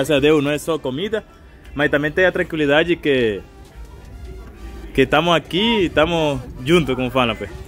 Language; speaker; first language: Portuguese; non-native, fluent; Spanish